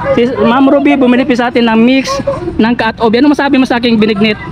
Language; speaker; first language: Filipino; non-native, local second language; Surigaonon